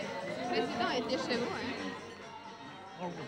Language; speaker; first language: French; non-native, learner; Serbian